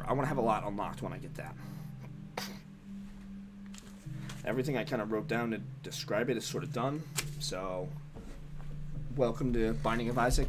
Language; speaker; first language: English; native; English